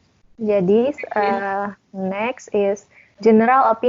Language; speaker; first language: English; non-native, learner; Indonesian